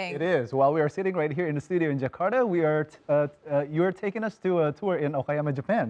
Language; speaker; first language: English; non-native, fluent; Indonesian